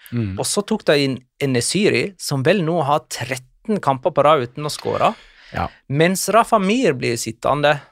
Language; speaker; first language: Norwegian; native; Norwegian